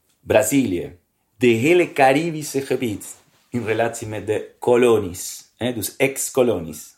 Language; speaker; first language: Dutch; non-native, learner; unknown